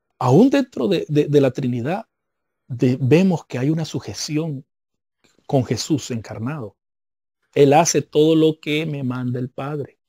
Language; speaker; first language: Spanish; native; Spanish